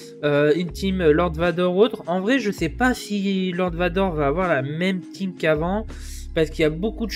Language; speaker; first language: French; native; French